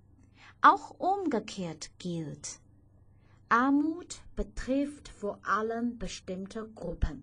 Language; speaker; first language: German; non-native, fluent; Chinese